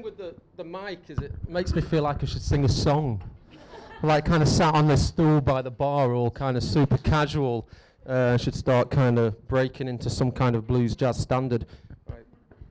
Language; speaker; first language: English; native; English